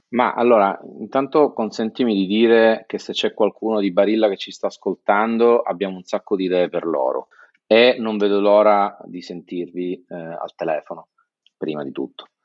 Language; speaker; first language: Italian; native; Italian